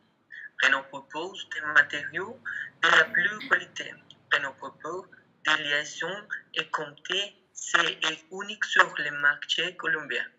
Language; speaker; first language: French; non-native, learner; Spanish